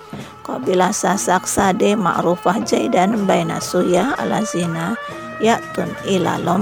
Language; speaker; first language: Arabic; non-native, fluent; Indonesian